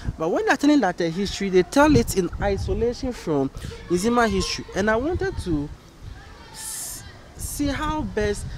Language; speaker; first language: English; non-native, local second language; Ga